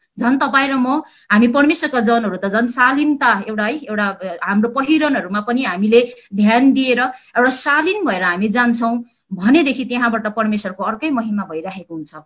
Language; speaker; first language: Nepali; native; Nepali